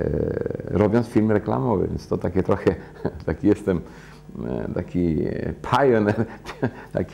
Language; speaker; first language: Polish; early bilingual, heritage; Polish